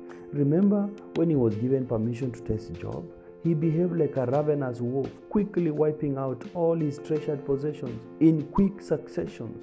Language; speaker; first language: English; non-native, local second language; Kamba